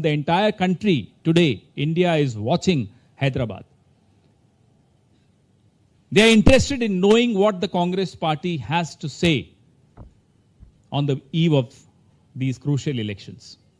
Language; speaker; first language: English; non-native, local second language; Hindi